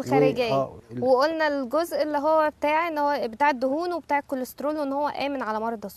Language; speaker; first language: Arabic; native; Arabic